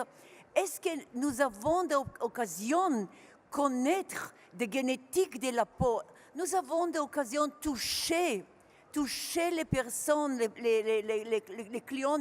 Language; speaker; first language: French; non-native, learner; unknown